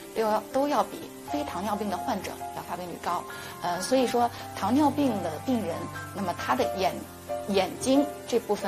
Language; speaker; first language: Chinese; native; Chinese